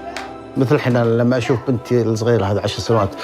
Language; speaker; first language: Arabic; native; Arabic